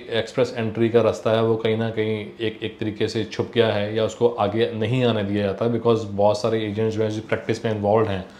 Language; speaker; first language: Hindi; non-native, local second language; Punjabi